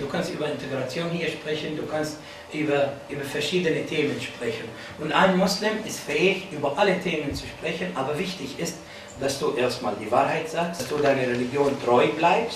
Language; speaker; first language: German; non-native, fluent; Arabic